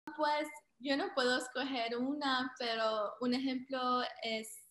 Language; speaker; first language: Spanish; early bilingual, heritage; Spanish